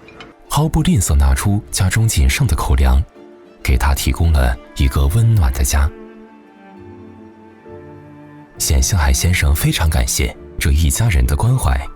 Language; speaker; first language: Chinese; native; Chinese